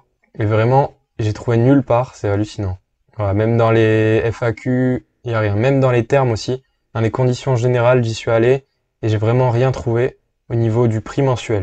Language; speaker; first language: French; native; French